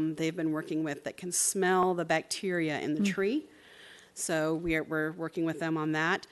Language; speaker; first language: English; native; English